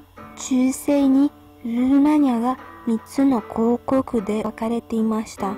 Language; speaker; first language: Japanese; non-native, learner; Romanian